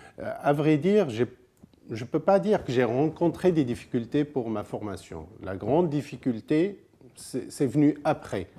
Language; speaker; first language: French; non-native, local second language; Arabic